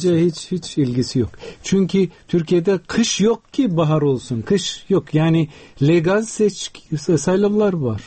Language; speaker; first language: Turkish; non-native, fluent; Uzbek